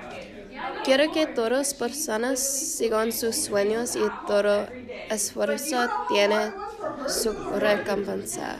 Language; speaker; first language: Spanish; non-native, learner; English